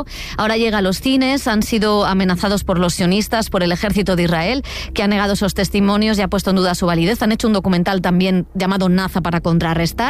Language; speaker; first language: Spanish; native; Spanish